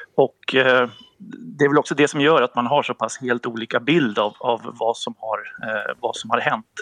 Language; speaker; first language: Swedish; native; Swedish